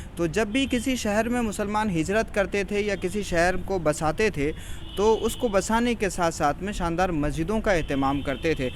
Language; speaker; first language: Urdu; native; Urdu